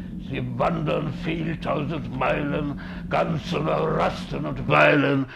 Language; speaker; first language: German; native; German